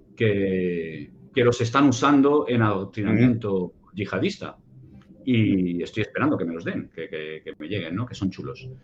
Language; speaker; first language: Spanish; native; Spanish